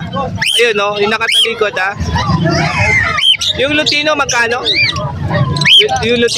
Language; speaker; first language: Filipino; native; Filipino